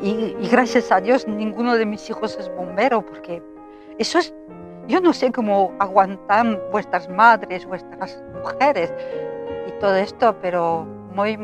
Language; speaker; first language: Spanish; non-native, fluent; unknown